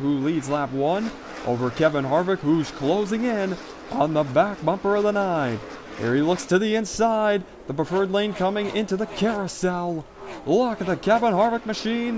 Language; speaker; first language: English; native; English